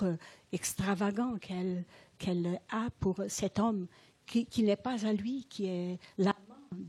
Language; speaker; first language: French; non-native, fluent; Portuguese